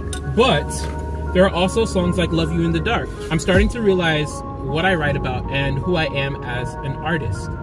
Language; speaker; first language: English; native; English